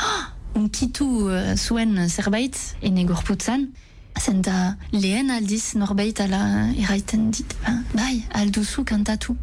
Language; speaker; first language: Basque; non-native, local second language; French